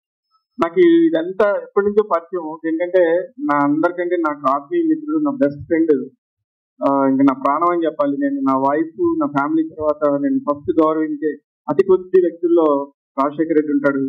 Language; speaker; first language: Telugu; native; Telugu